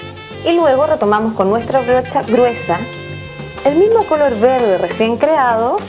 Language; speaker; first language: Spanish; native; Spanish